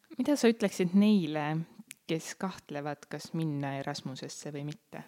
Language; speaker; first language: Estonian; native; Estonian